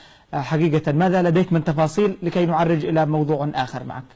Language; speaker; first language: Arabic; native; Arabic